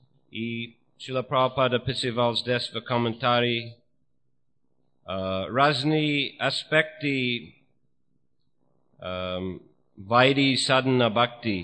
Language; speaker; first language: Russian; non-native, fluent; English